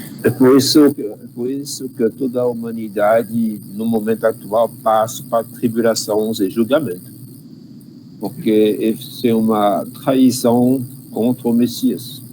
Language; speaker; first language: Portuguese; non-native, learner; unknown